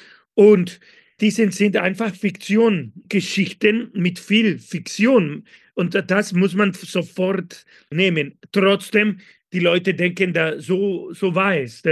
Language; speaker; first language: German; non-native, fluent; Spanish